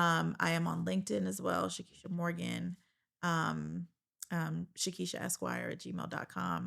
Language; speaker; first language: English; native; English